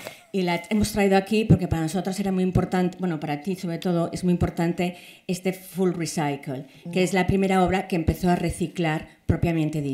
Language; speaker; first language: Spanish; native; Spanish